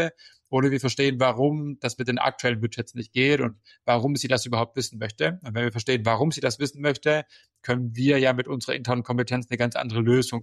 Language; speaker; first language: German; native; German